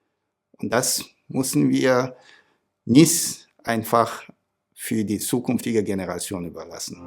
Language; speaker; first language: German; non-native, fluent; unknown